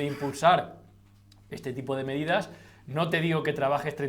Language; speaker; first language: Spanish; native; Spanish